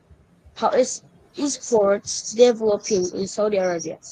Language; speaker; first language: English; non-native, learner; Indonesian